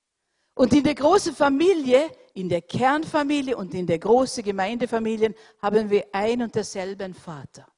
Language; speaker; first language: German; non-native, fluent; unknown